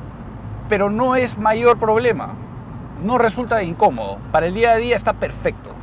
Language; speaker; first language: Spanish; native; Spanish